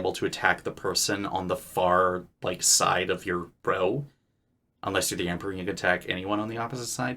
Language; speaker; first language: English; native; English